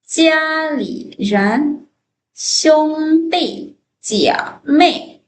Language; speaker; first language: Chinese; non-native, fluent; Lao